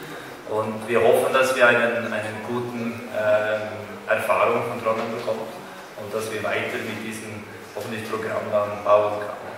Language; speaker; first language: German; non-native, fluent; Norwegian